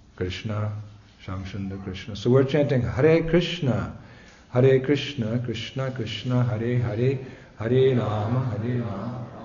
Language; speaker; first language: English; native; English